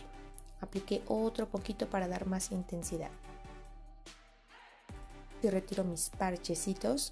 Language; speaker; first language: Spanish; native; Spanish